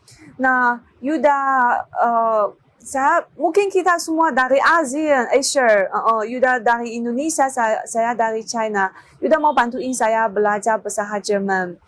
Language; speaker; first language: Indonesian; non-native, learner; Chinese